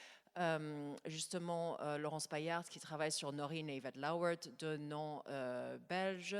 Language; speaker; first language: French; non-native, fluent; English